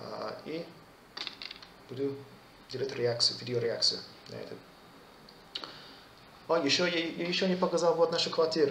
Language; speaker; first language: Russian; non-native, fluent; English